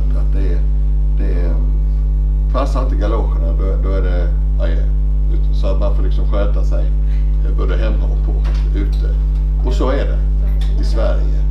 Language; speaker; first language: Swedish; native; Swedish